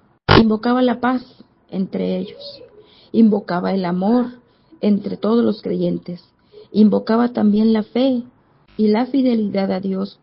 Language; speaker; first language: Spanish; native; Spanish